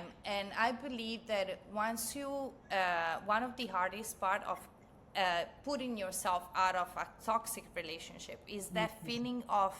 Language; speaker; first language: English; non-native, fluent; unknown